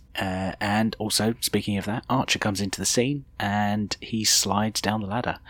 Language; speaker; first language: English; native; English